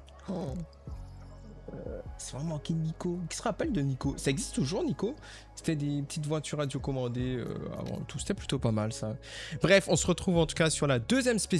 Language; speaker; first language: French; native; French